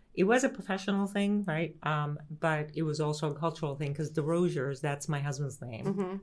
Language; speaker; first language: English; early bilingual, other home language; Greek